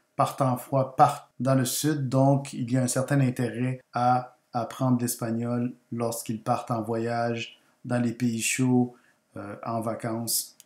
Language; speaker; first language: French; non-native, fluent; Spanish